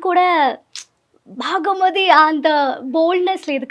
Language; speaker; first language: Telugu; non-native, learner; Malayalam